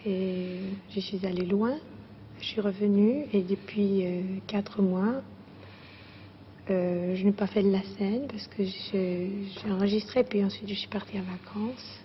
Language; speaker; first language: French; non-native, fluent; Greek